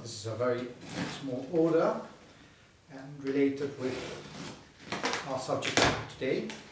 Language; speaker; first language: English; non-native, fluent; Spanish